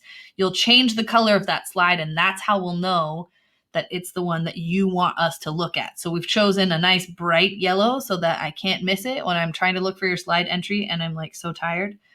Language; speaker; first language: English; native; English